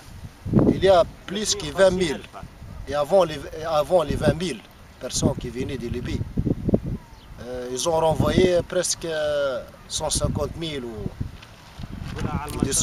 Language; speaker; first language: French; non-native, local second language; Arabic